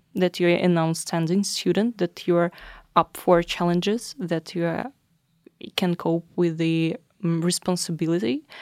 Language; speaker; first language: English; non-native, fluent; Russian